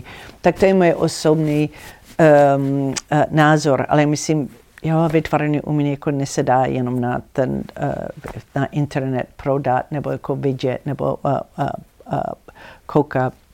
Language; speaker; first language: Czech; non-native, fluent; English